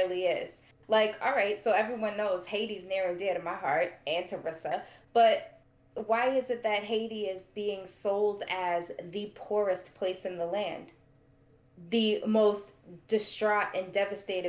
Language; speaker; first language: English; native; English